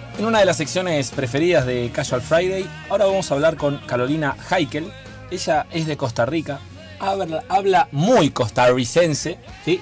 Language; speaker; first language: Spanish; native; Spanish